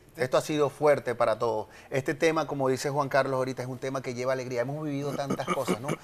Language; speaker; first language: Spanish; native; Spanish